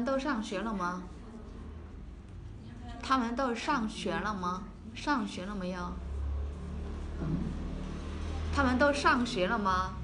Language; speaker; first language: Chinese; non-native, fluent; Vietnamese